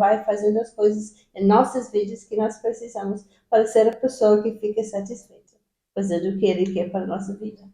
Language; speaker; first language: Portuguese; non-native, fluent; English